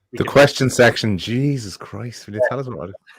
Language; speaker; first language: English; native; English